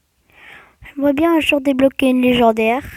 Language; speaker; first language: French; native; French